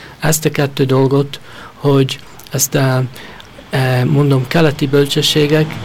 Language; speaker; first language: Hungarian; early bilingual, heritage; Hungarian